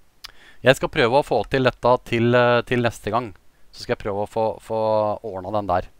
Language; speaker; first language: Norwegian; native; Norwegian